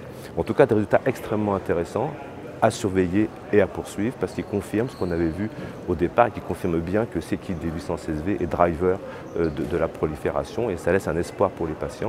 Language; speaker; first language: French; native; French